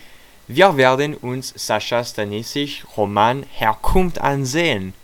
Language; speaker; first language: German; non-native, learner; French